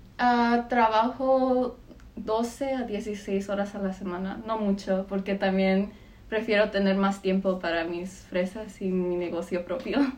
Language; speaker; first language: Spanish; early bilingual, heritage; Spanish